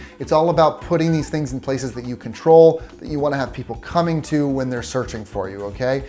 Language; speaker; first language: English; native; English